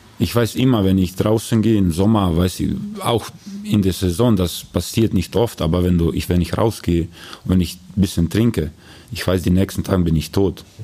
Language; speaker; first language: German; non-native, learner; Croatian